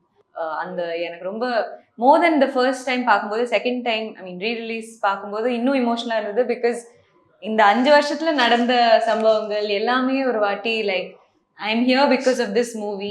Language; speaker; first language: Tamil; non-native, local second language; Malayalam